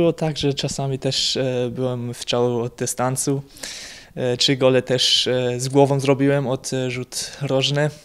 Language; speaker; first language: Polish; early bilingual, heritage; Polish